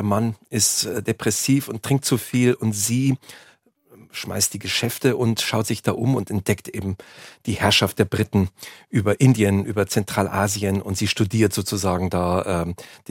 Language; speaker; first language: German; native; German